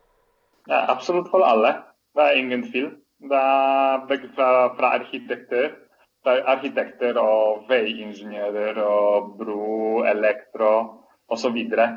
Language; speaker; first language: Swedish; non-native, fluent; Polish